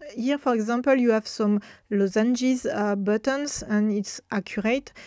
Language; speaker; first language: English; non-native, fluent; French